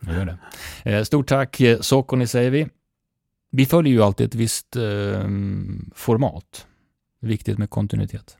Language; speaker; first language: Swedish; native; Swedish